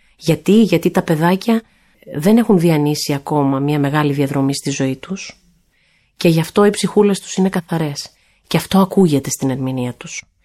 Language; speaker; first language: Greek; early bilingual, heritage; Greek